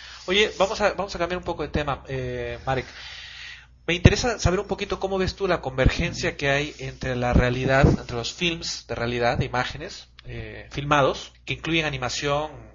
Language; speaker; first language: Spanish; native; Spanish